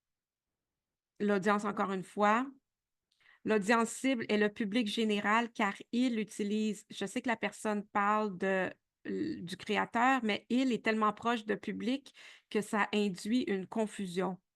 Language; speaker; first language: French; native; French